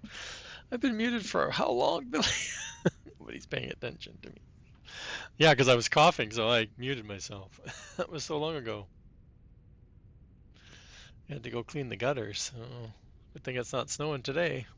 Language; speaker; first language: English; native; English